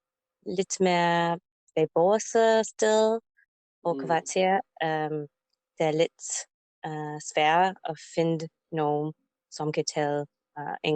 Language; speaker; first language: Danish; non-native, learner; English